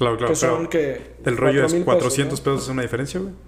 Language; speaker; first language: Spanish; native; Spanish